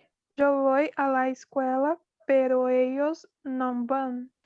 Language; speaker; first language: Spanish; non-native, learner; Portuguese